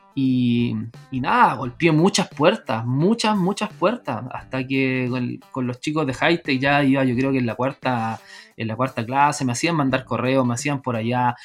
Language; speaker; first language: Spanish; native; Spanish